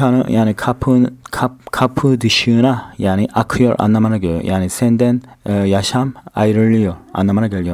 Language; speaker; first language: Turkish; non-native, fluent; Korean